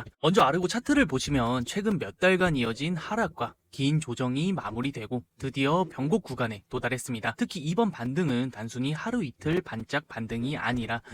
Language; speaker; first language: Korean; native; Korean